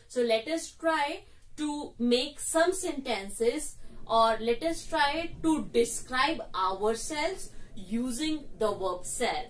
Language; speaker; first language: English; non-native, local second language; Hindi